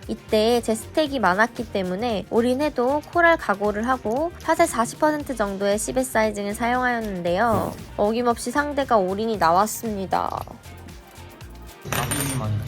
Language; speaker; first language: Korean; native; Korean